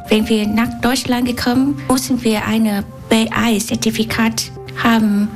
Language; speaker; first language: German; non-native, learner; Vietnamese